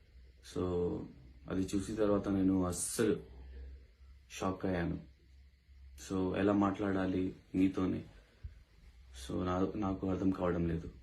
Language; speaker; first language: Telugu; non-native, local second language; Urdu